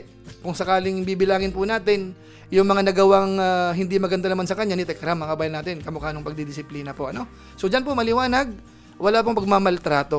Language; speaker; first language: Filipino; native; Filipino